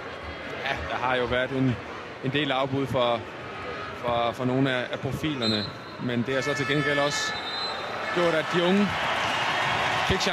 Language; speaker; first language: Danish; native; Danish